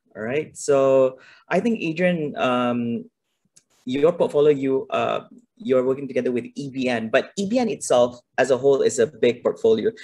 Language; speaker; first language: English; non-native, local second language; Malay